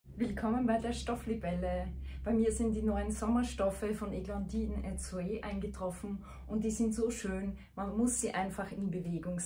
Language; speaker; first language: German; native; German